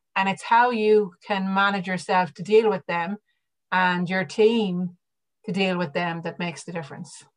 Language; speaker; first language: English; native; English